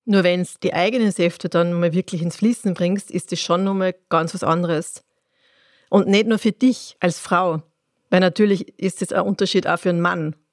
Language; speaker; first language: German; native; German